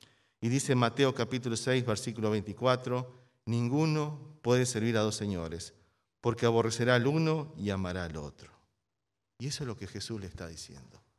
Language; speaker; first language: Spanish; native; Spanish